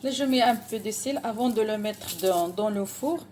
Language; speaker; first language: French; non-native, local second language; Arabic